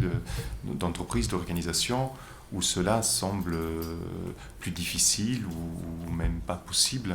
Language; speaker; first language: French; native; French